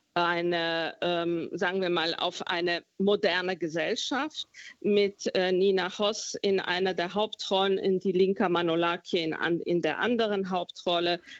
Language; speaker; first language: German; early bilingual, other home language; Romanian